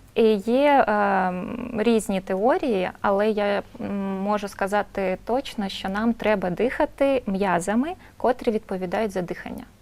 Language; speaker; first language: Ukrainian; non-native, local second language; Russian